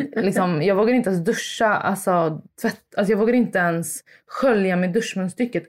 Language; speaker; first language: Swedish; early bilingual, other home language; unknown